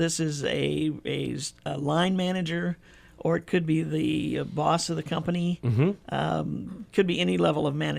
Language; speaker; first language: English; native; English